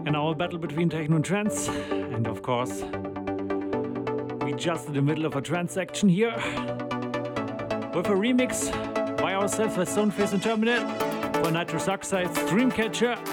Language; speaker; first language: English; non-native, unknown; German